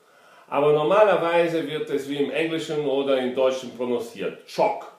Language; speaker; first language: German; non-native, fluent; Portuguese